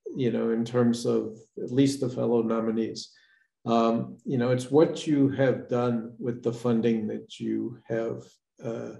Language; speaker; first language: English; native; English